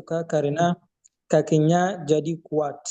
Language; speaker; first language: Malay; non-native, learner; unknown